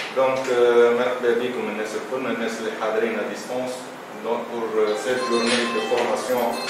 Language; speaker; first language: French; non-native, local second language; Arabic